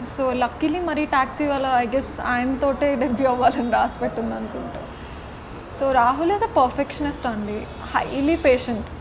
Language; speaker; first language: Telugu; non-native, local second language; Marathi